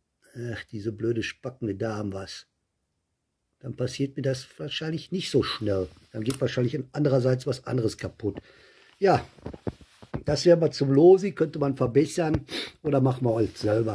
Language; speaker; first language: German; native; German